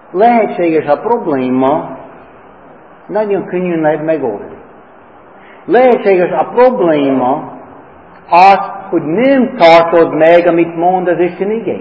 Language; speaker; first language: Hungarian; non-native, fluent; English